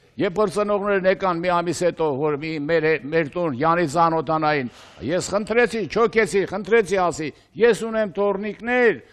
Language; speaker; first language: Armenian; native; Armenian